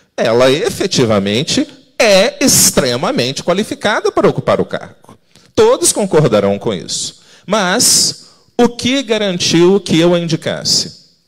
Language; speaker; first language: Portuguese; native; Portuguese